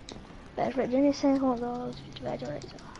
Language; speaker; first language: French; native; French